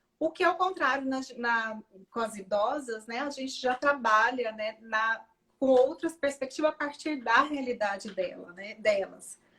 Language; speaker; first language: Portuguese; native; Portuguese